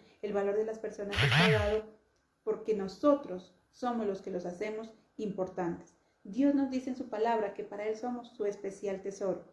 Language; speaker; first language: Spanish; native; Spanish